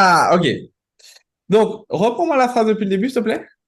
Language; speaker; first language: French; native; French